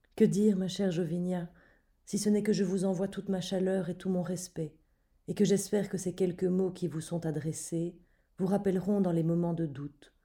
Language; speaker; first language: French; native; French